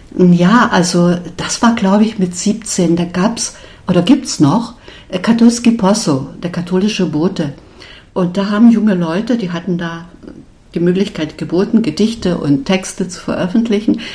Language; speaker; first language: German; non-native, local second language; Upper Sorbian